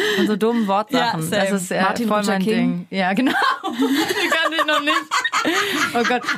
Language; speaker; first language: German; native; German